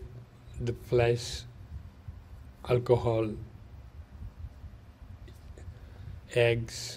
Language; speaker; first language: German; non-native, learner; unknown